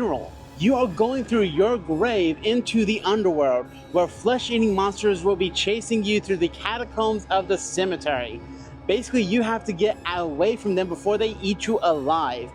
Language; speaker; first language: English; native; English